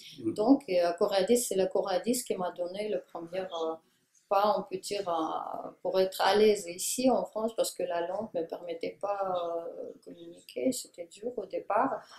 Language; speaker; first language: French; non-native, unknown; Russian